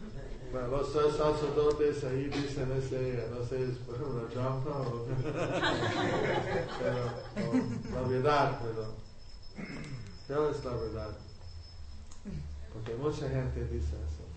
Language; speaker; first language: Spanish; non-native, learner; English